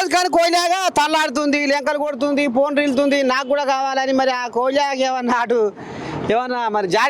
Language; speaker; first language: Telugu; native; Telugu